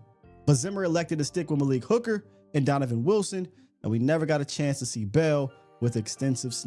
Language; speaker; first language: English; native; English